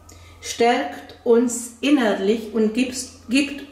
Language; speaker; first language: German; non-native, fluent; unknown